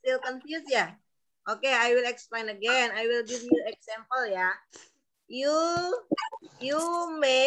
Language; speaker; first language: English; non-native, learner; Indonesian